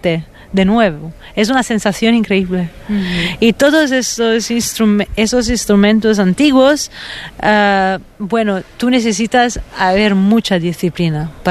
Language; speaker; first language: Spanish; non-native, fluent; Italian